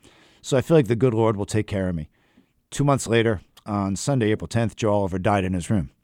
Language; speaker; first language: English; native; English